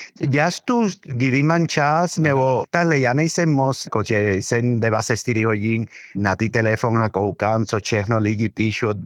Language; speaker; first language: Czech; non-native, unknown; Spanish